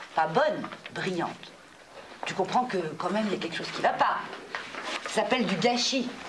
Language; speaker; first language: French; native; French